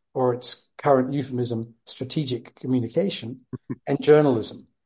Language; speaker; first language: English; native; English